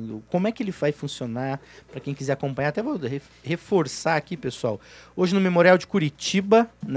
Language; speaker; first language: Portuguese; native; Portuguese